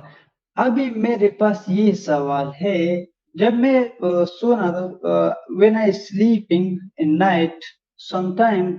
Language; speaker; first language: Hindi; non-native, learner; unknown